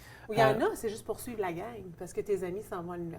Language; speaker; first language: French; native; French